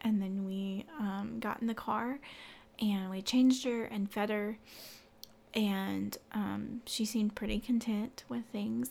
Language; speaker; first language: English; native; English